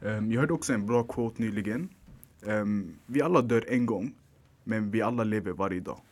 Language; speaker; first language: Swedish; early bilingual, other home language; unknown